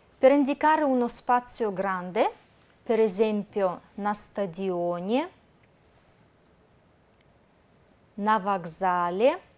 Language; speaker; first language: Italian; non-native, fluent; Russian